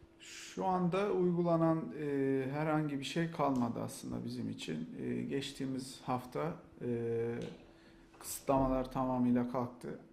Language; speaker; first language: Turkish; native; Turkish